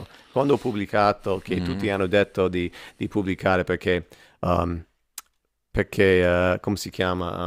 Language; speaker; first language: Italian; non-native, learner; English